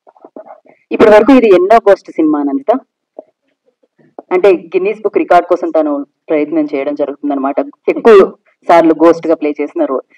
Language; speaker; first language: Telugu; native; Telugu